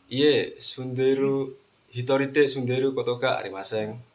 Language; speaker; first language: Japanese; non-native, learner; Indonesian